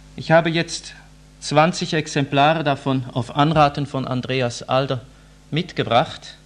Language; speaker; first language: German; native; German